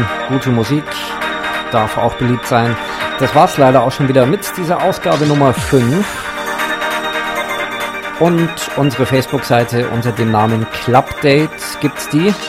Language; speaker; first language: German; native; German